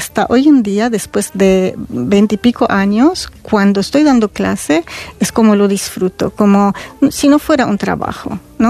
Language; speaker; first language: Spanish; non-native, fluent; Arabic